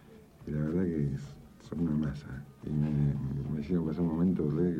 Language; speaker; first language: Spanish; native; Spanish